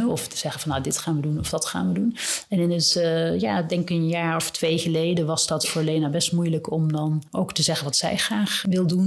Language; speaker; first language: Dutch; native; Dutch